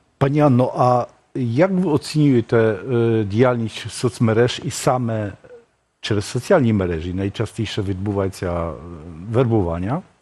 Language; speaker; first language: Ukrainian; native; Ukrainian